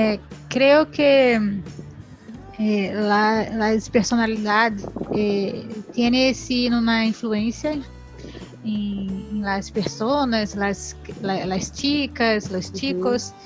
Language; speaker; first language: Spanish; non-native, learner; Portuguese